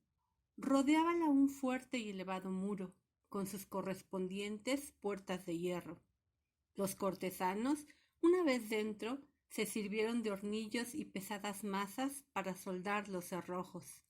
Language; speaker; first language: Spanish; native; Spanish